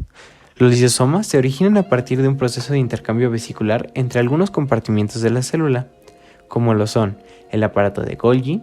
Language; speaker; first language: Spanish; native; Spanish